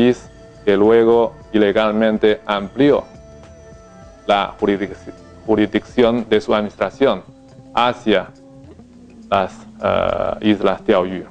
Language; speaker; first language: Spanish; non-native, fluent; Chinese